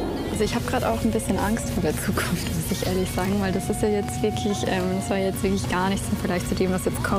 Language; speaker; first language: German; native; German